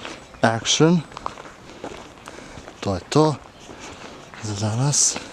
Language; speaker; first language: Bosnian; early bilingual, heritage; Serbian